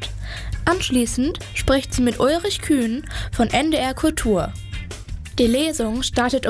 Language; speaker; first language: German; native; German